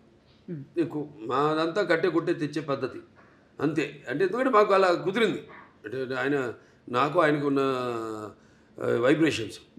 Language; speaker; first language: Telugu; native; Telugu